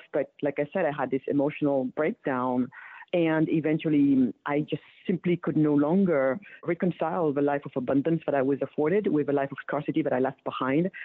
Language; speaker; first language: English; early bilingual, other home language; Wolof